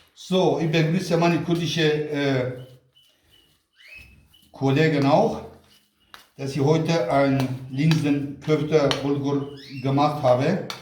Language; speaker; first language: German; non-native, local second language; Kurdish